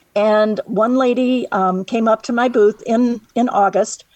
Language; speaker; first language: English; native; English